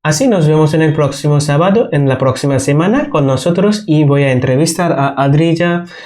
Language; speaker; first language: Spanish; non-native, fluent; Bangla